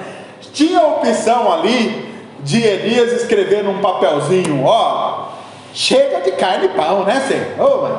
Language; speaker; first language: Portuguese; native; Portuguese